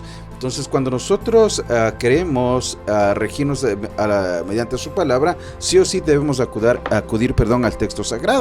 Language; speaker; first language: Spanish; native; Spanish